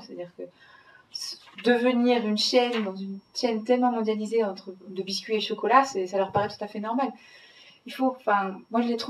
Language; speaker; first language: French; native; French